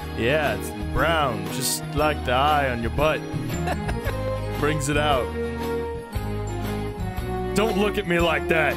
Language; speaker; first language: English; native; English